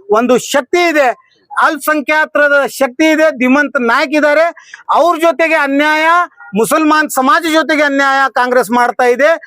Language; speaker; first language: Kannada; non-native, local second language; Urdu